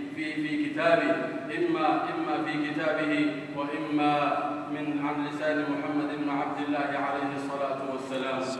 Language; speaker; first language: Arabic; non-native, local second language; Somali